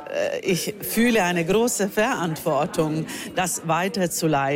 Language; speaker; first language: German; non-native, fluent; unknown